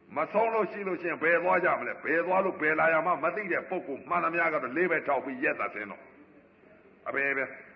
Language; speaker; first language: Burmese; native; Burmese